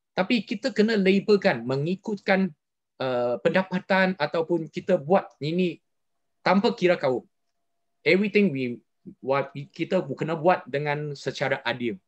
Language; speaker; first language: Malay; non-native, local second language; Chinese